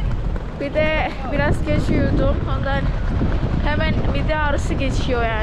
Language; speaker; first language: Turkish; non-native, learner; Indonesian